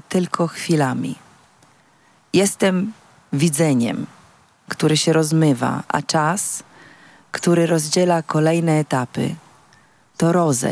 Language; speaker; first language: Polish; non-native, fluent; Italian